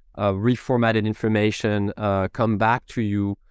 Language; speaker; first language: English; non-native, fluent; French